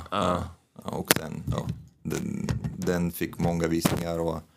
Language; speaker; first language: Swedish; non-native, fluent; Arabic